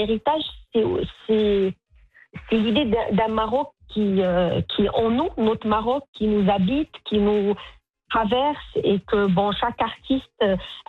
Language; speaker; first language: French; non-native, local second language; Arabic